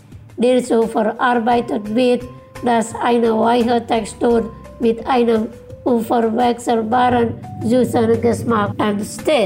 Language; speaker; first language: German; non-native, fluent; Indonesian